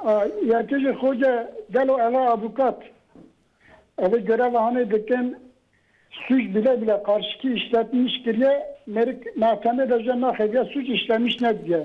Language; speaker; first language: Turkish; non-native, local second language; Kurdish